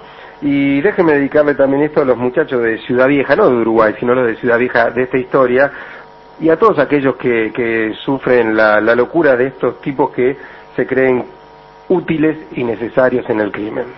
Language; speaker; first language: Spanish; native; Spanish